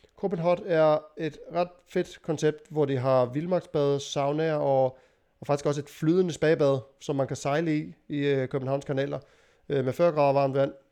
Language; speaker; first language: Danish; native; Danish